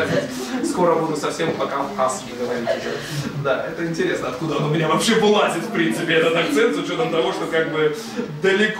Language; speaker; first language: Russian; native; Russian